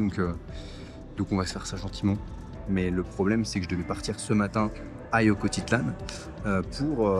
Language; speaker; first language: French; native; French